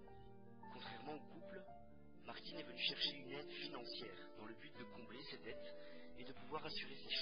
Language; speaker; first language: French; native; French